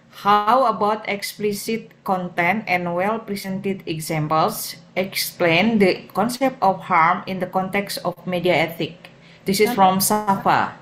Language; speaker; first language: English; non-native, fluent; Indonesian